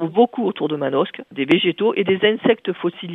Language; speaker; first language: French; native; French